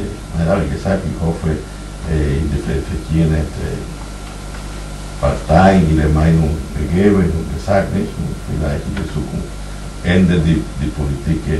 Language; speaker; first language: German; non-native, fluent; Spanish